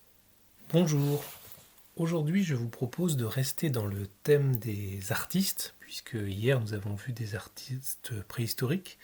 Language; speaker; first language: French; native; French